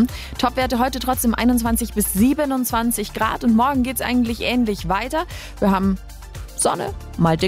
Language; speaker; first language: German; native; German